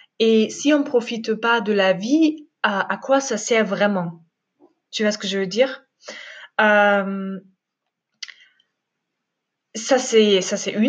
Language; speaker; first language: French; non-native, fluent; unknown